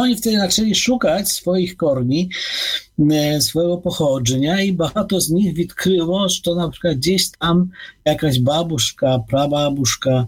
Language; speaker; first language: Ukrainian; non-native, fluent; Polish